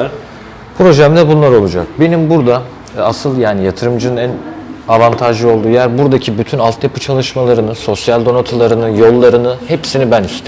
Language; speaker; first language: Turkish; native; Turkish